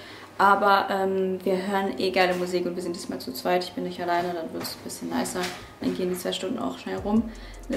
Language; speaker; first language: German; native; German